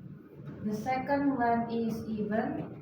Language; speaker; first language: English; non-native, learner; Indonesian